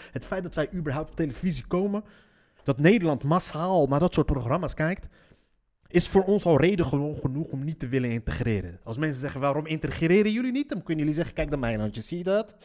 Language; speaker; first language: Dutch; early bilingual, other home language; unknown